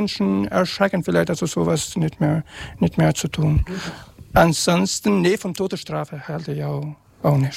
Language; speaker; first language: German; non-native, fluent; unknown